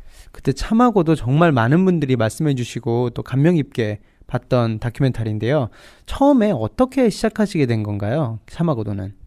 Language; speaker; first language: Korean; native; Korean